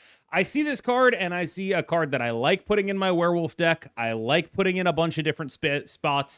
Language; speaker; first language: English; native; English